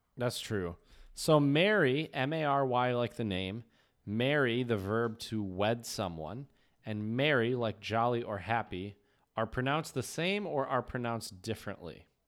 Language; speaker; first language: English; native; English